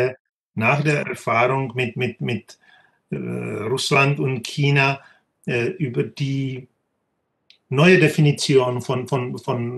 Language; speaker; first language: German; non-native, fluent; Czech